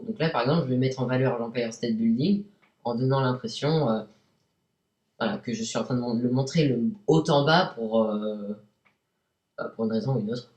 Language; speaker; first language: French; native; French